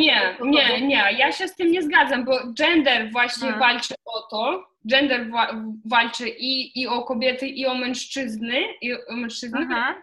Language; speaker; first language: Polish; non-native, fluent; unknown